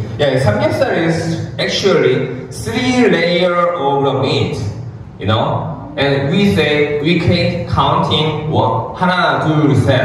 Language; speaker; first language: English; non-native, learner; Korean